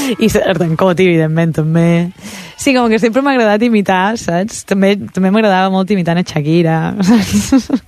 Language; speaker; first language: Catalan; native; Catalan